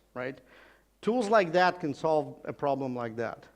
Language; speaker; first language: English; non-native, fluent; Russian